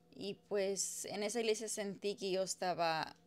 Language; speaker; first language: Spanish; early bilingual, heritage; Spanish